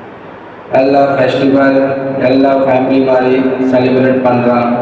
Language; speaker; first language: Tamil; non-native, local second language; Hindi